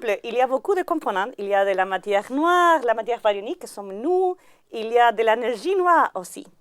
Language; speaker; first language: French; non-native, learner; Spanish